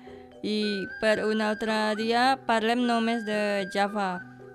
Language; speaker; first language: Catalan; non-native, learner; Indonesian